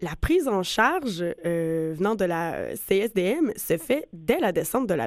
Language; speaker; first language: French; native; French